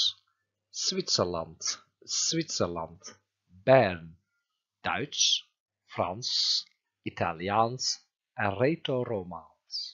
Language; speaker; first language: Dutch; non-native, fluent; Turkish